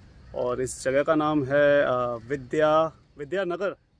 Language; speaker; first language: Hindi; native; Hindi